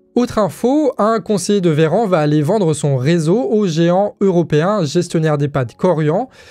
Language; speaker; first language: French; native; French